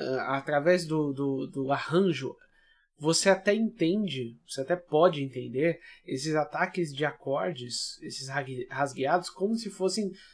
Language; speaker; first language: Portuguese; native; Portuguese